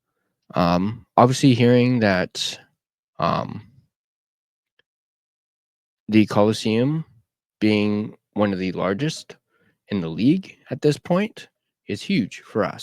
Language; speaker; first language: English; native; English